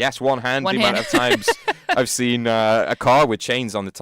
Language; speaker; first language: English; native; English